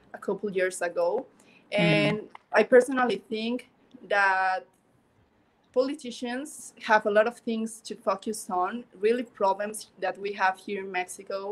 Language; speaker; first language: English; non-native, learner; Spanish